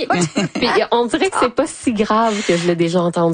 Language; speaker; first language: French; native; French